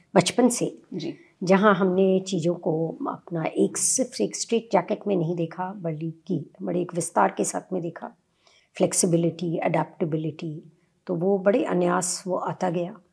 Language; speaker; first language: Hindi; native; Hindi